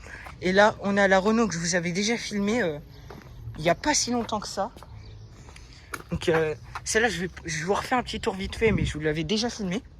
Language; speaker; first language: French; native; French